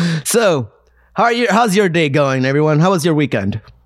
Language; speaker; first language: English; native; English